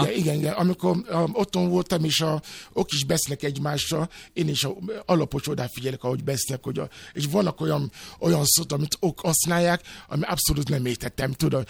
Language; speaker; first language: Hungarian; non-native, fluent; Yoruba